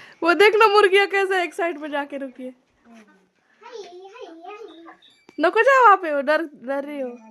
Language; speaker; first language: Hindi; non-native, local second language; Marathi